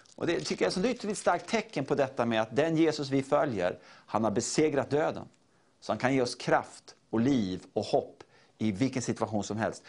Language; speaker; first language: Swedish; native; Swedish